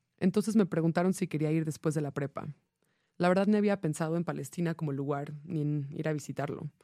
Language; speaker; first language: Spanish; non-native, fluent; English